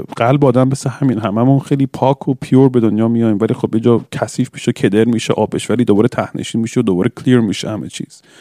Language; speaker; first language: Persian; early bilingual, heritage; English